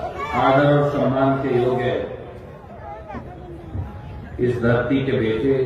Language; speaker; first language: Hindi; native; Hindi